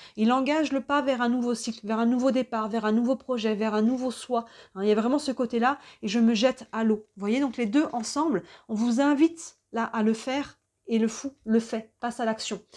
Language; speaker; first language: French; native; French